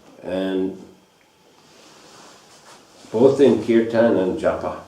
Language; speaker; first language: English; non-native, fluent; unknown